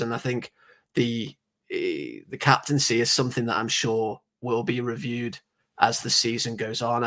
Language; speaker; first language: English; native; English